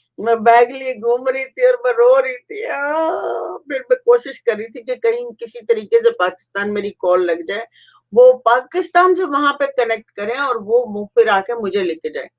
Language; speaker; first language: Urdu; native; Urdu